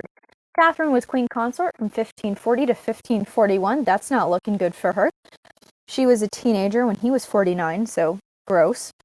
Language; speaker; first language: English; native; English